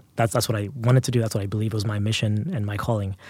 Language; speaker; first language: English; non-native, local second language; Yoruba